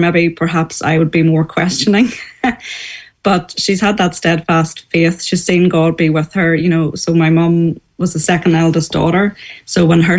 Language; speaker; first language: English; native; English